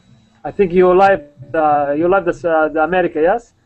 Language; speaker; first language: English; non-native, learner; Arabic